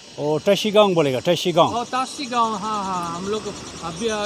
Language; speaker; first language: Hindi; non-native, local second language; Bangla